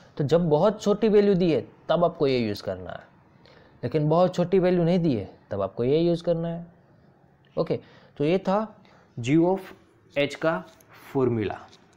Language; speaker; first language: Hindi; non-native, local second language; Gujarati